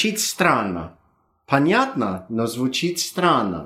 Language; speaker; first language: Russian; non-native, fluent; English